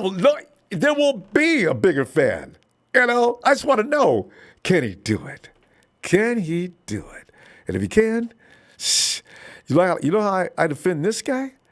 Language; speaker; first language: English; native; English